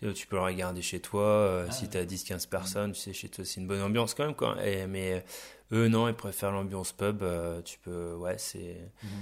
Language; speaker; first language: French; native; French